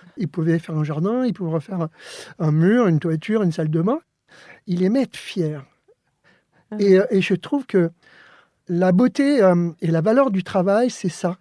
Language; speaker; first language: French; early bilingual, other home language; Spanish